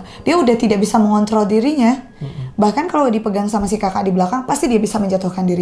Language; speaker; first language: Indonesian; native; Indonesian